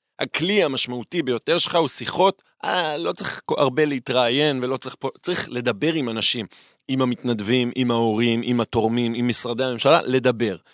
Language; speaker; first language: Hebrew; native; Hebrew